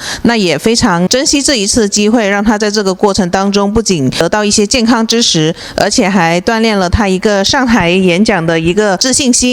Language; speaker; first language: Chinese; native; Chinese